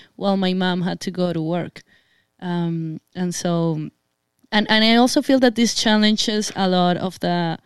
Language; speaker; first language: English; non-native, fluent; Spanish